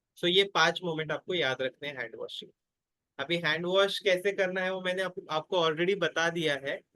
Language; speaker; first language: Hindi; non-native, local second language; Marathi